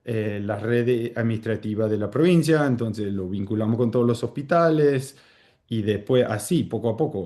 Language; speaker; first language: Spanish; early bilingual, heritage; Spanish